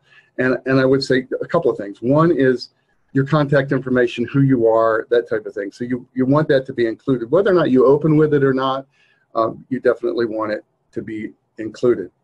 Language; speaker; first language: English; native; English